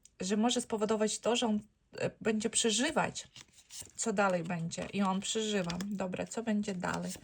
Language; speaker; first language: Polish; non-native, learner; Ukrainian